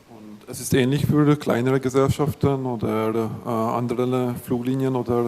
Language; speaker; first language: German; non-native, fluent; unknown